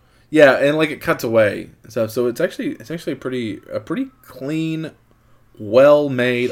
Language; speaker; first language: English; native; English